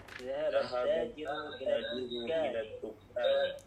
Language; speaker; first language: Arabic; non-native, learner; Indonesian